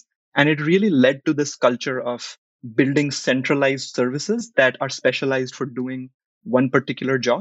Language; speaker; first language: English; non-native, local second language; Hindi